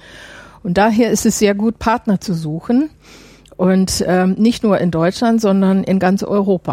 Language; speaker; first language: German; non-native, fluent; English